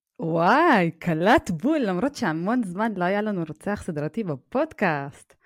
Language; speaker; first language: Hebrew; non-native, local second language; Arabic